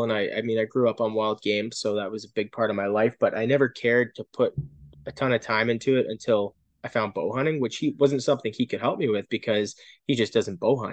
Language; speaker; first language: English; native; English